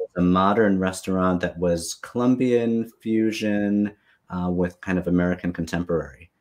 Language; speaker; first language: English; native; English